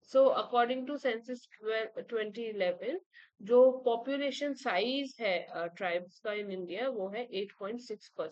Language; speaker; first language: Hindi; native; Hindi